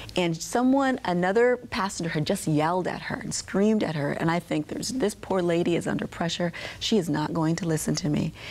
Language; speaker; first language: English; native; English